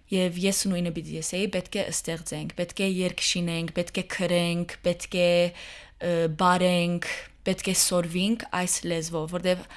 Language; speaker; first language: Armenian; early bilingual, heritage; Armenian